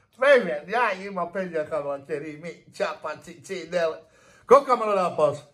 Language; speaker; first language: Slovak; native; Slovak